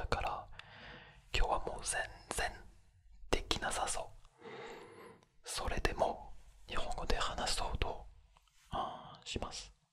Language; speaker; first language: Japanese; non-native, fluent; French